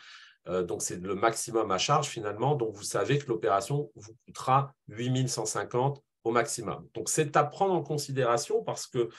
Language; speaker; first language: French; native; French